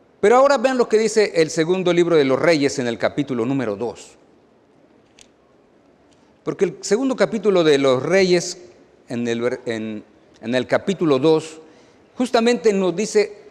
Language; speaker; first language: Spanish; native; Spanish